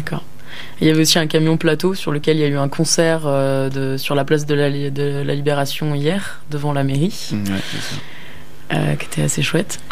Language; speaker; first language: French; native; French